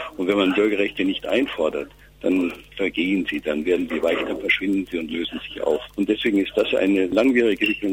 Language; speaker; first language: German; native; German